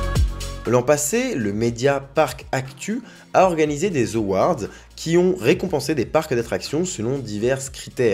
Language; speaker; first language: French; native; French